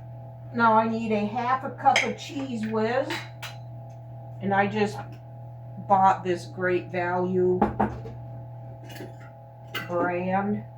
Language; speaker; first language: English; native; English